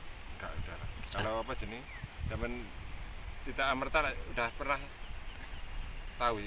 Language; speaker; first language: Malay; non-native, local second language; Javanese